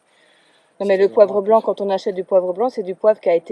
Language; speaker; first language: French; native; French